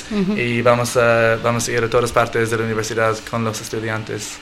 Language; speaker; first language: Spanish; non-native, fluent; English